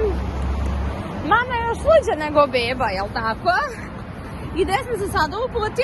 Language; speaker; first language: Bosnian; native; Bosnian